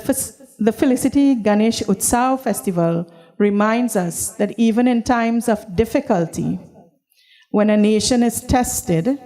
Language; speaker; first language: English; native; English